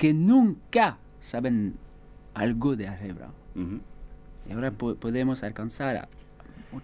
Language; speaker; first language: Spanish; non-native, fluent; French